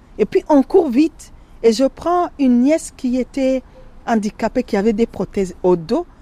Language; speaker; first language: French; non-native, local second language; Rundi